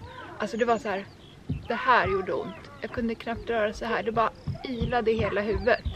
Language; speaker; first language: Swedish; native; Swedish